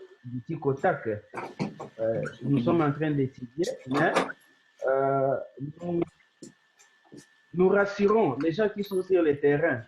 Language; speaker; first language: French; non-native, local second language; Swahili